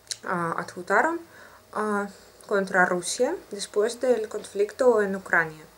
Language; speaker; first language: Spanish; non-native, learner; Russian